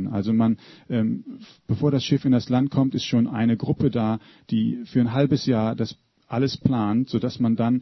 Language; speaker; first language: German; native; German